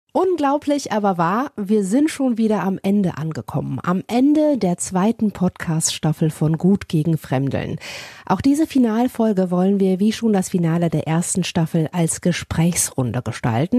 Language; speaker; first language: German; native; German